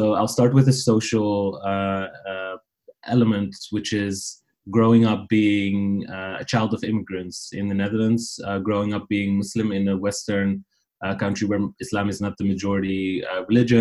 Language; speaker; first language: English; non-native, fluent; Riffian